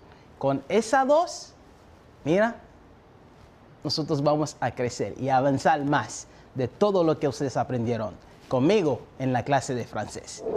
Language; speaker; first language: Spanish; non-native, fluent; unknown